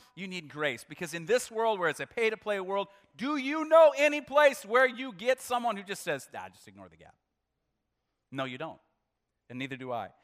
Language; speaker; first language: English; native; English